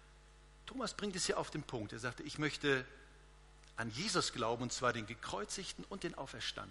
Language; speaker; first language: German; native; German